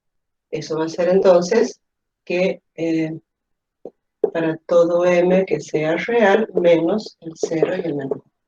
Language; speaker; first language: Spanish; native; Spanish